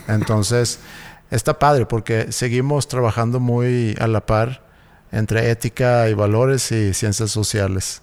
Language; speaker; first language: Spanish; native; Spanish